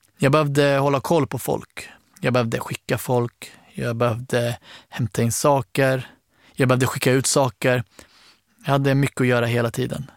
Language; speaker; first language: Swedish; early bilingual, other home language; Arabic